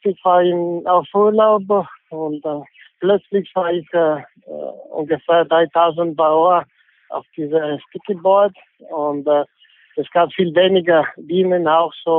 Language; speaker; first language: German; non-native, learner; English